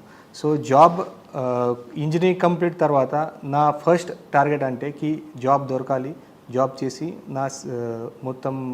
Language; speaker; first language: Telugu; non-native, fluent; Marathi